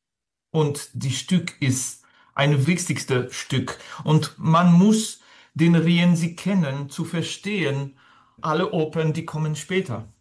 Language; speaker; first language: German; non-native, fluent; French